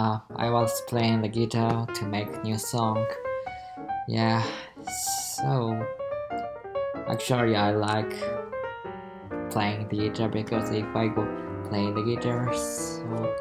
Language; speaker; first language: English; non-native, learner; Japanese